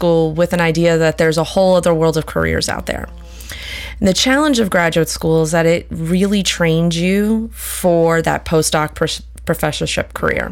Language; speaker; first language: English; native; English